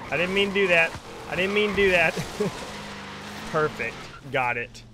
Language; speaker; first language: English; native; English